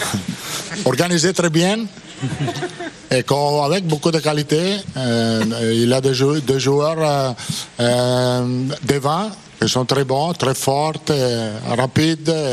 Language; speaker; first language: French; non-native, learner; Italian